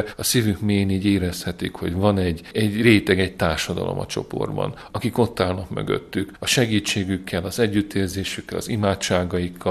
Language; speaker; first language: Hungarian; native; Hungarian